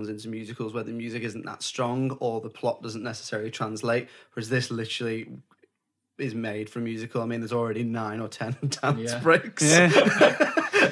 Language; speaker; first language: English; native; English